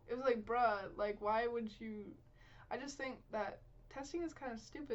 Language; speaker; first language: English; native; English